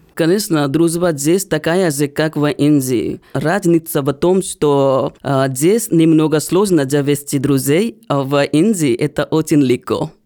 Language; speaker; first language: Russian; non-native, learner; Hindi